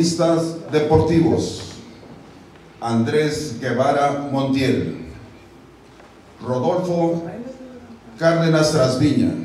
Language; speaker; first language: Spanish; native; Spanish